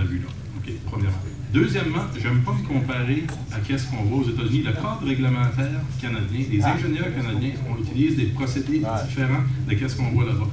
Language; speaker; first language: French; native; French